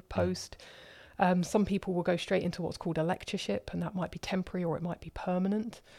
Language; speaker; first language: English; native; English